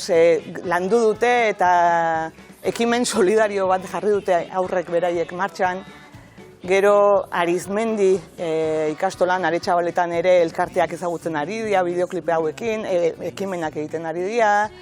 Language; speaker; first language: Basque; native; Basque